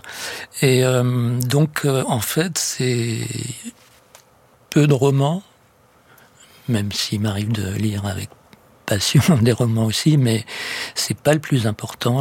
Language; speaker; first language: French; native; French